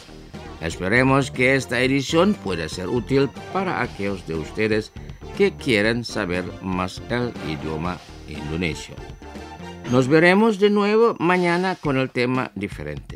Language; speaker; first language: Spanish; non-native, fluent; Indonesian